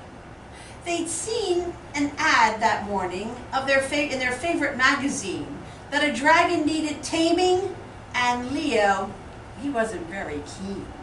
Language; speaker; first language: English; native; English